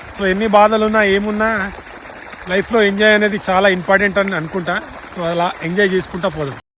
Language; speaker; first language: Telugu; native; Telugu